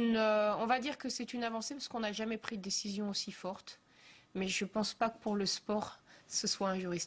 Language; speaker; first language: French; native; French